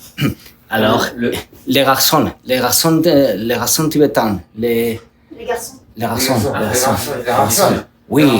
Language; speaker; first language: French; non-native, learner; Spanish